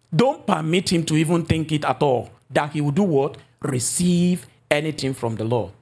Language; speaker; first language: English; non-native, local second language; Yoruba